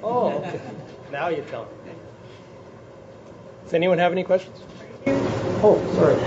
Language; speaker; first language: English; native; English